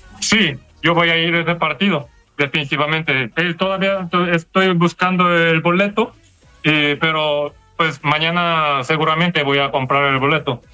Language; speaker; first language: Spanish; non-native, learner; Korean